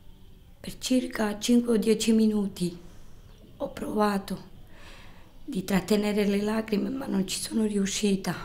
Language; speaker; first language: Italian; non-native, fluent; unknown